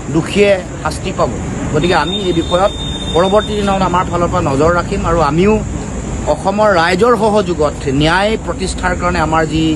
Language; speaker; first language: Assamese; native; Assamese